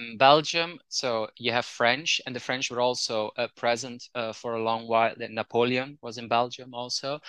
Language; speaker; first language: English; non-native, fluent; Dutch